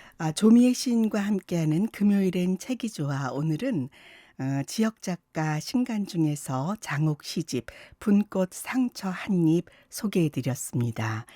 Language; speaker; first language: Korean; native; Korean